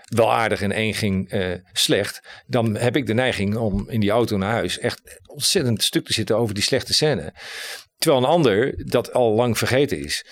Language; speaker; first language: Dutch; native; Dutch